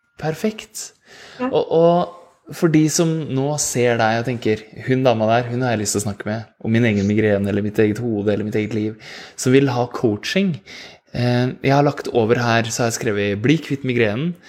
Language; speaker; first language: Norwegian; native; Norwegian